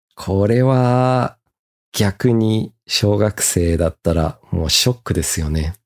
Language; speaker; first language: Japanese; early bilingual, heritage; Japanese